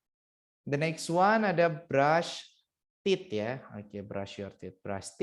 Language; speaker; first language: English; non-native, fluent; Indonesian